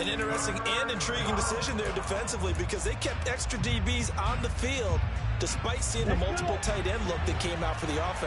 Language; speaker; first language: English; native; English